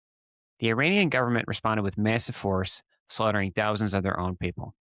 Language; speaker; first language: English; native; English